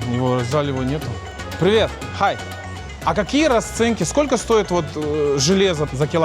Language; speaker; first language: Russian; native; Russian